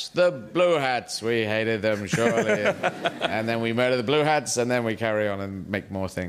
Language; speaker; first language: English; native; English